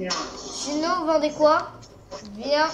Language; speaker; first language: French; native; French